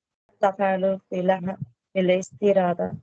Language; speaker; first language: Arabic; non-native, learner; Tamil